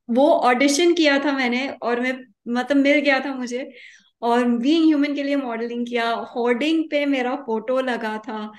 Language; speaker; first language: Hindi; early bilingual, heritage; Hindi